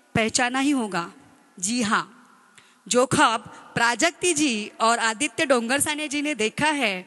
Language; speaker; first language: Hindi; non-native, local second language; Marathi